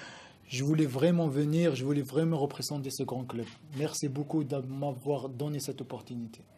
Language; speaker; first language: French; non-native, local second language; Arabic